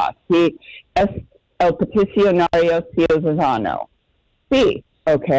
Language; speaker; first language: Spanish; non-native, learner; English